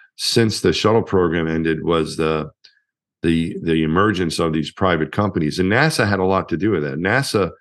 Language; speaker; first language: English; native; English